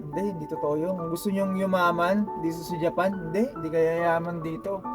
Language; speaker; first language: Filipino; native; Filipino